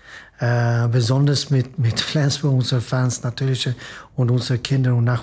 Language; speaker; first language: German; non-native, fluent; Swedish